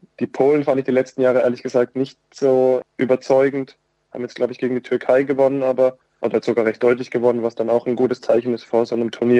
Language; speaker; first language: German; native; German